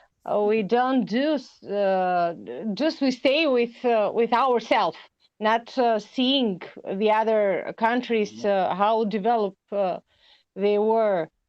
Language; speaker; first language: English; non-native, learner; Albanian